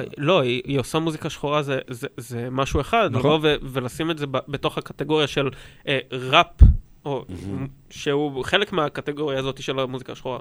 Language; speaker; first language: Hebrew; native; Hebrew